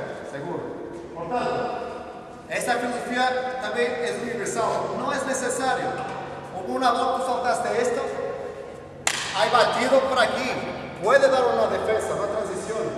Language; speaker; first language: Spanish; non-native, learner; Portuguese